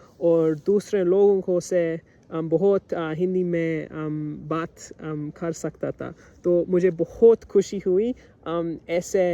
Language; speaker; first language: Hindi; non-native, learner; English